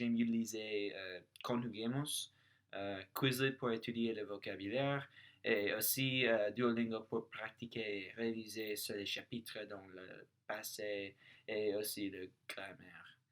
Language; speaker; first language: French; non-native, learner; English